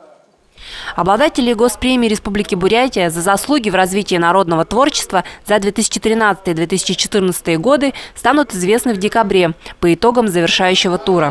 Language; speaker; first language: Russian; native; Russian